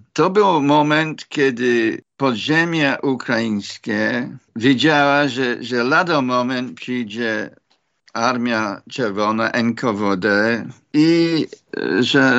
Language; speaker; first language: Polish; non-native, fluent; English